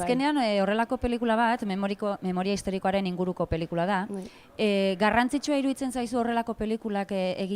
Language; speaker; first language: Basque; native; Basque